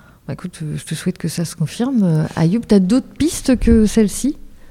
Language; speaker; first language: French; native; French